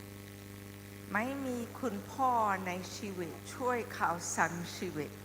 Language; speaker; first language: Thai; non-native, learner; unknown